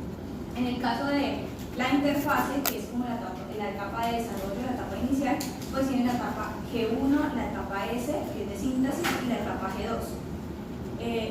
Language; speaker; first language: Spanish; native; Spanish